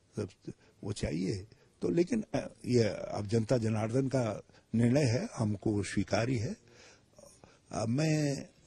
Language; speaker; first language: Hindi; native; Hindi